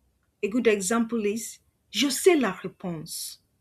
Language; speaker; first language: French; non-native, fluent; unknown